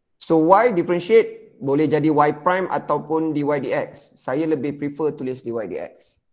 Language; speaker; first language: Malay; native; Malay